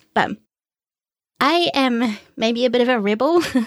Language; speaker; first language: English; native; English